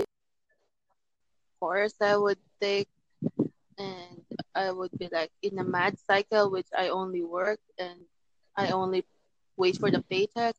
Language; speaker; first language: English; non-native, local second language; Filipino